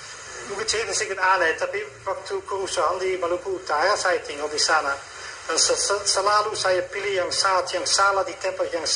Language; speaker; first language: Indonesian; non-native, fluent; Dutch